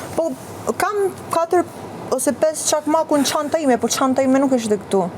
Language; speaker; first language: Albanian; non-native, learner; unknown